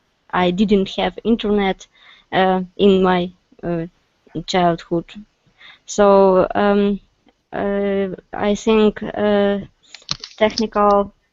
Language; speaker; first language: English; non-native, learner; Russian